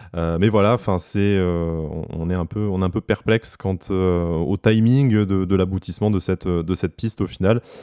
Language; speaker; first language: French; native; French